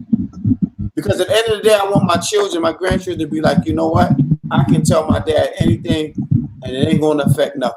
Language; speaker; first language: English; native; English